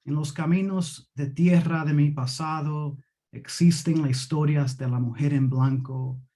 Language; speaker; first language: Spanish; early bilingual, other home language; English